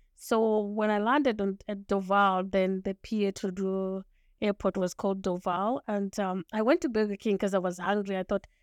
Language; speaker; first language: English; non-native, local second language; Shona